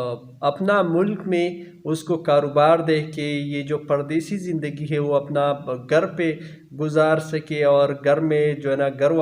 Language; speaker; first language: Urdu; non-native, local second language; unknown